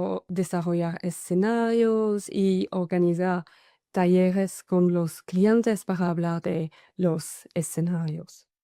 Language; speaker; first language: Spanish; non-native, fluent; French